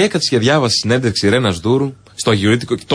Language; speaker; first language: Greek; native; Greek